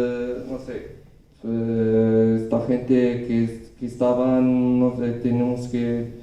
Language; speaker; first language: Spanish; non-native, learner; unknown